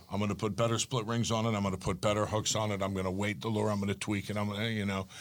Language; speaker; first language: English; native; English